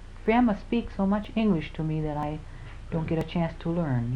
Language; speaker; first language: English; early bilingual, other home language; Finnish